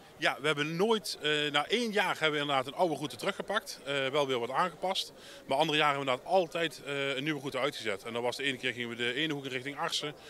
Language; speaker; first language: Dutch; native; Dutch